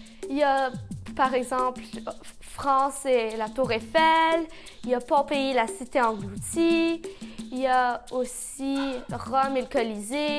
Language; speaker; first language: French; native; French